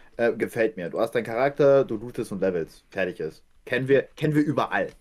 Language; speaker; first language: German; early bilingual, other home language; Ukrainian